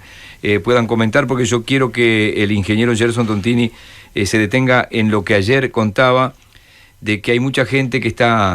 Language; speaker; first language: Spanish; native; Spanish